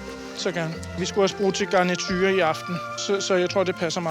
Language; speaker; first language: Danish; native; Danish